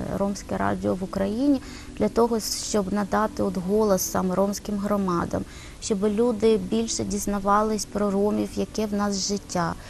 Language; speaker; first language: Ukrainian; non-native, local second language; Romany